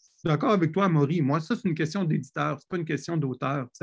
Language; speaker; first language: French; native; French